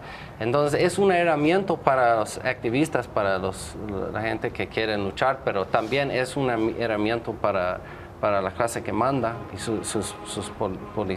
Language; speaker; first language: Spanish; non-native, fluent; English